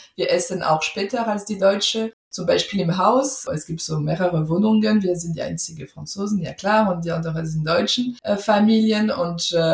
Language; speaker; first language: German; non-native, fluent; French